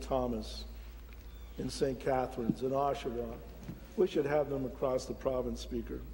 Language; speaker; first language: English; native; English